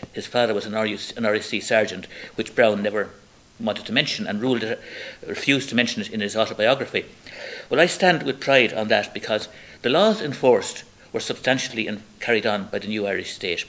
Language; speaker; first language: English; native; English